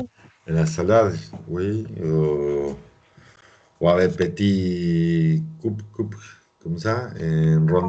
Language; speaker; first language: French; non-native, learner; Spanish